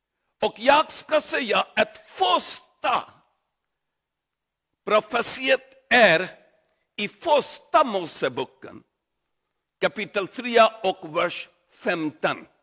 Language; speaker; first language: Swedish; non-native, learner; Urdu